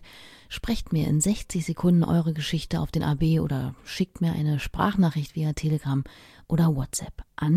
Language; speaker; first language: German; native; German